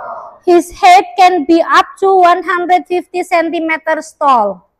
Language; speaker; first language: English; non-native, learner; Indonesian